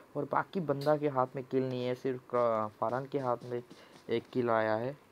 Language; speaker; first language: Hindi; non-native, local second language; Assamese